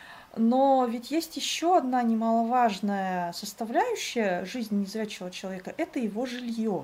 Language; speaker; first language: Russian; native; Russian